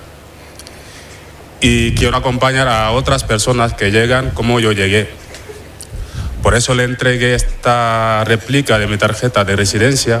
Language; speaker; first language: Spanish; non-native, fluent; Wolof